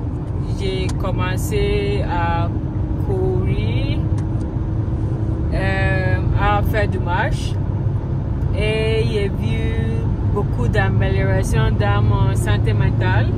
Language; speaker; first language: French; non-native, learner; English